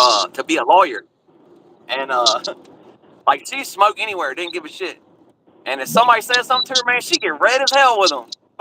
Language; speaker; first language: English; native; English